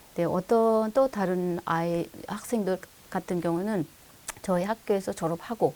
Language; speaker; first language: Korean; non-native, fluent; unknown